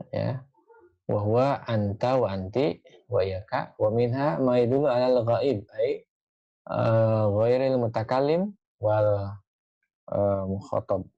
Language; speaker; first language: Arabic; non-native, fluent; Indonesian